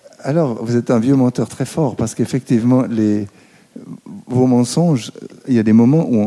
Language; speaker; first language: French; native; French